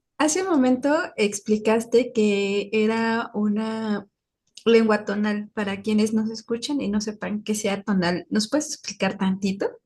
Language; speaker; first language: Spanish; native; Spanish